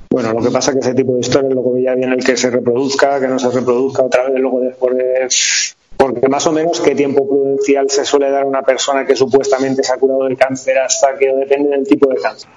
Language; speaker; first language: Spanish; native; Spanish